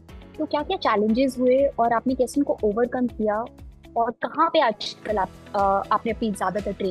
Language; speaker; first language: Hindi; native; Hindi